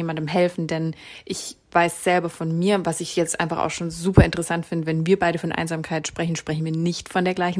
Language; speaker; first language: German; native; German